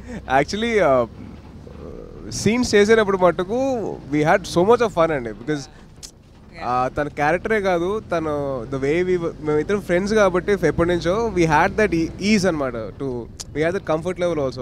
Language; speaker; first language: Telugu; native; Telugu